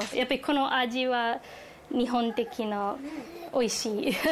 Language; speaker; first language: Japanese; non-native, fluent; English